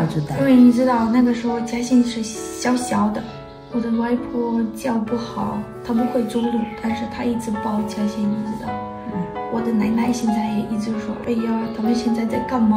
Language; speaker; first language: Chinese; non-native, learner; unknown